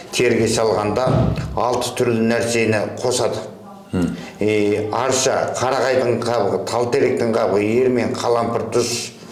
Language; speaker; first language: Kazakh; early bilingual, heritage; Kazakh